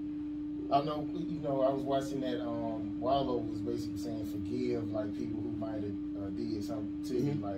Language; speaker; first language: English; native; English